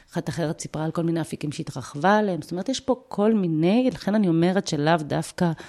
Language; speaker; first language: Hebrew; early bilingual, other home language; Russian